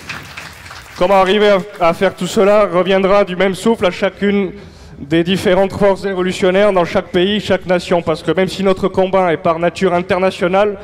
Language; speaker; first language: French; native; French